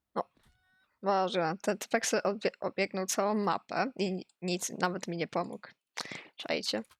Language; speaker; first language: Polish; native; Polish